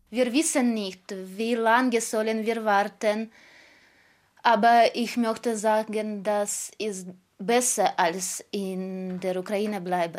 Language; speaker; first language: German; non-native, learner; Russian